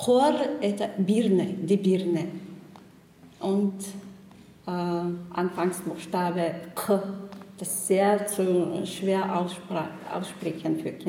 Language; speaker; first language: German; non-native, learner; Chechen